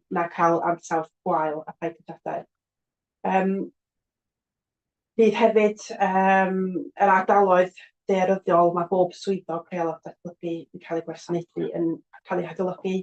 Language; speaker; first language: Welsh; native; Welsh